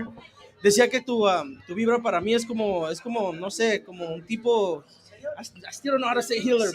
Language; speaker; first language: Spanish; native; Spanish